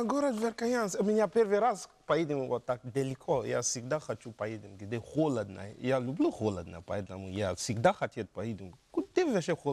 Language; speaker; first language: Russian; non-native, learner; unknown